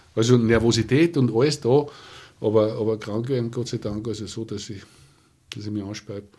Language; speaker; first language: German; native; German